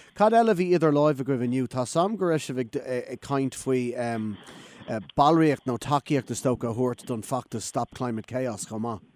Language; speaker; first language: Irish; non-native, local second language; English